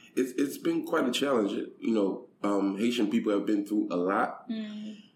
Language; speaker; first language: English; native; English